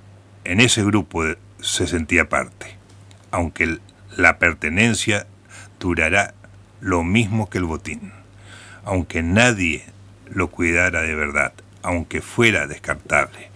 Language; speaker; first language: Spanish; native; Spanish